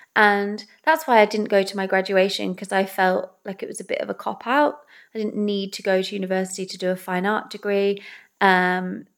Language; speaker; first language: English; native; English